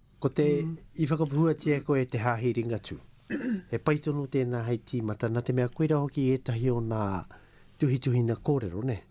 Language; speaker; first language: Māori; native; Māori